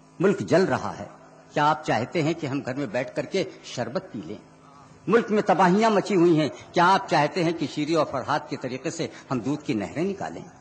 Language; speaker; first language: Urdu; native; Urdu